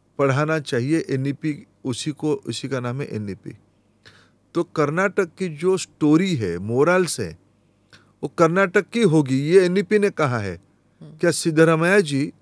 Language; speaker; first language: Hindi; non-native, local second language; Odia